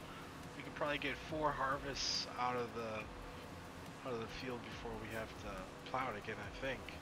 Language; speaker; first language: English; native; English